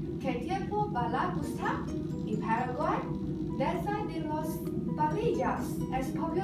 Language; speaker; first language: Spanish; non-native, learner; Chinese